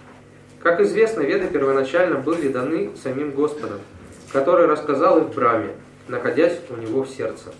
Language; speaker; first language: Russian; native; Russian